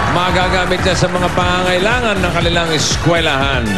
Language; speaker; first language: Filipino; native; Filipino